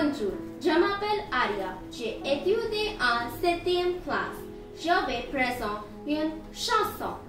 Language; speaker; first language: French; non-native, learner; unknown